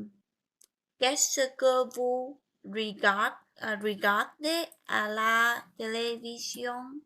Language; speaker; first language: French; non-native, learner; Vietnamese